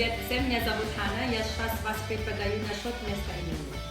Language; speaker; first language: Russian; non-native, learner; Filipino